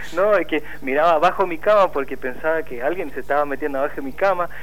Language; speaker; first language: Spanish; non-native, fluent; Dutch